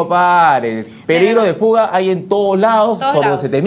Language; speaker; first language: Spanish; native; Spanish